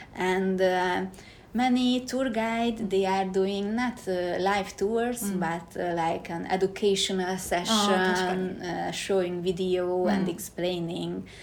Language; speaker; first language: English; non-native, fluent; Hungarian